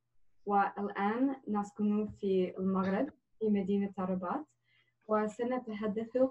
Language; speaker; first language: Arabic; non-native, learner; English